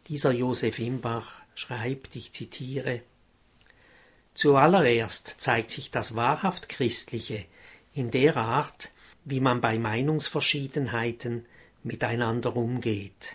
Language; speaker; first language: German; native; German